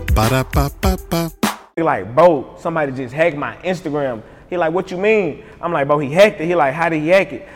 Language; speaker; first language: English; native; English